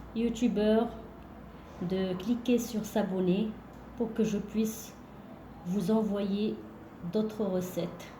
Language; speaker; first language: French; non-native, local second language; Arabic